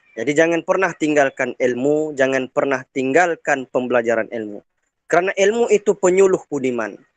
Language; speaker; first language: Malay; non-native, local second language; Iban